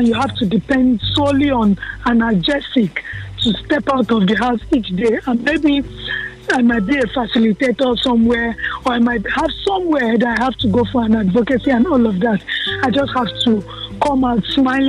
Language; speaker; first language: English; non-native, local second language; Yoruba